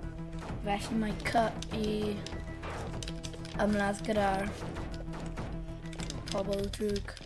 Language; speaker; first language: Welsh; non-native, local second language; English